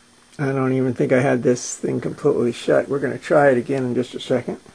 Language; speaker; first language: English; native; English